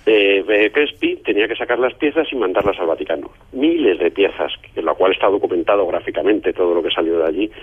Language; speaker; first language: Spanish; native; Spanish